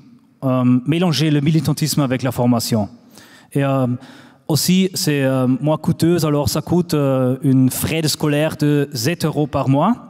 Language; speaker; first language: French; non-native, fluent; German